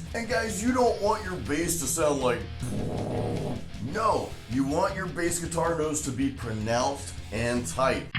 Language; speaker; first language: English; native; English